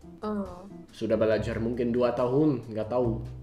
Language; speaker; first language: Indonesian; non-native, fluent; English